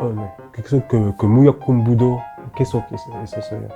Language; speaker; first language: Korean; non-native, learner; French